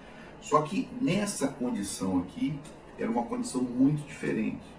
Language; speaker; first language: Portuguese; native; Portuguese